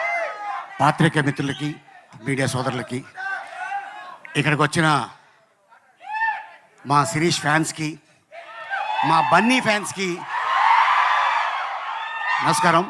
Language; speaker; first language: Telugu; native; Telugu